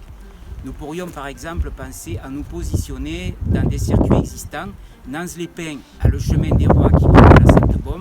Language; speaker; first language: French; native; French